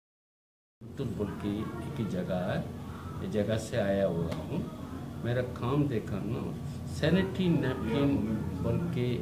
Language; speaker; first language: Hindi; non-native, local second language; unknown